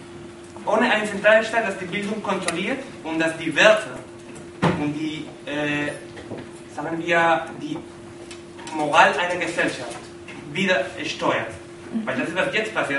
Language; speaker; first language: German; non-native, learner; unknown